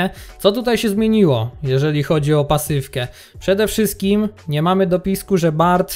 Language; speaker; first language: Polish; native; Polish